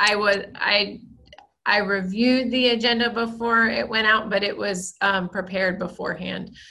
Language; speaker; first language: English; native; English